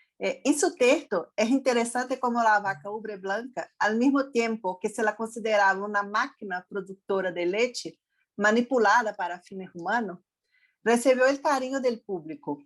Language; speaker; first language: Spanish; non-native, fluent; Portuguese